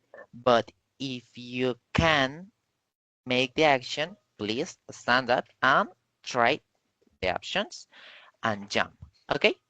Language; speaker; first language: English; non-native, learner; Spanish